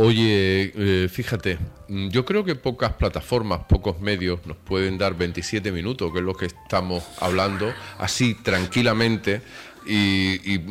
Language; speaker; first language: Spanish; native; Spanish